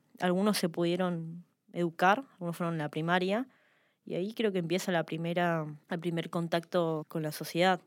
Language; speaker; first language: Spanish; early bilingual, other home language; Lao